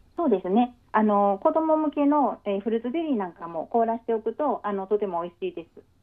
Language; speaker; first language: Japanese; native; Japanese